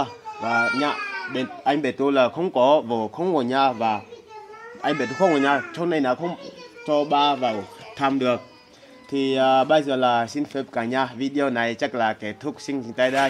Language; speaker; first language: Vietnamese; non-native, learner; Portuguese